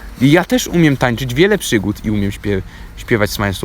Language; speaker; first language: Polish; native; Polish